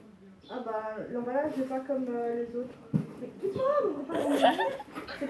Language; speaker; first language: French; native; French